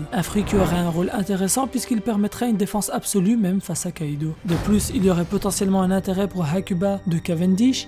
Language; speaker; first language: French; native; French